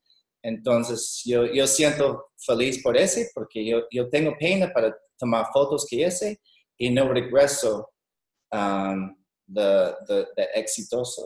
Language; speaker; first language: Spanish; non-native, learner; English